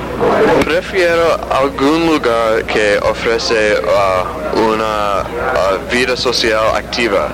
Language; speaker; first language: Spanish; non-native, learner; English